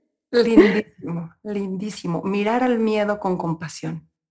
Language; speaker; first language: Spanish; native; Spanish